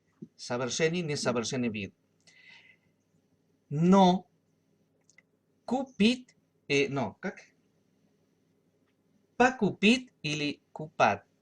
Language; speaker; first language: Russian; non-native, learner; Spanish